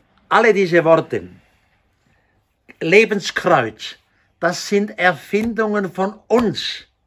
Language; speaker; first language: German; native; German